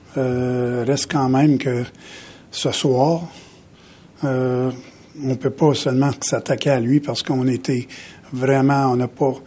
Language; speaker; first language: French; native; French